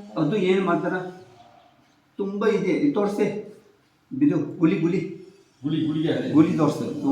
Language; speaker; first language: Kannada; non-native, local second language; Tibetan